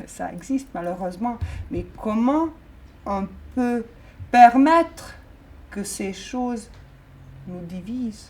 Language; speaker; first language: French; non-native, fluent; Bosnian